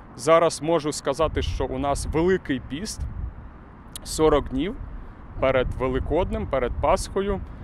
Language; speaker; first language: Ukrainian; native; Ukrainian